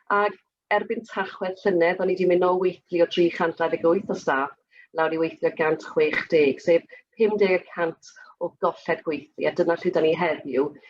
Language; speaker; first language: Welsh; native; Welsh